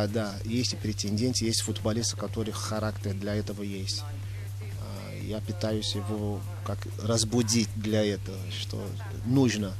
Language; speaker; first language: Russian; non-native, fluent; Portuguese